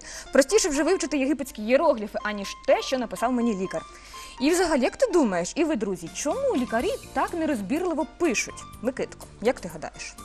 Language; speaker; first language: Ukrainian; native; Ukrainian